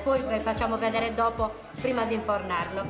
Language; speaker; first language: Italian; native; Italian